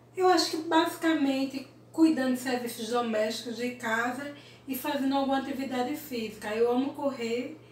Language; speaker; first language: Portuguese; early bilingual, other home language; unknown